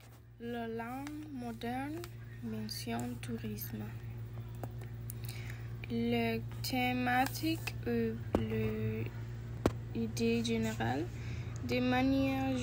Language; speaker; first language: French; non-native, learner; Spanish